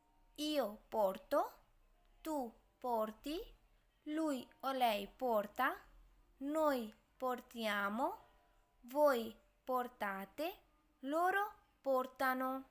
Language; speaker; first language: Italian; non-native, learner; Urdu